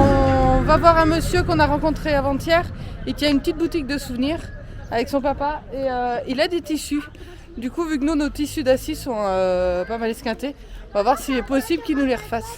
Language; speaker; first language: French; native; French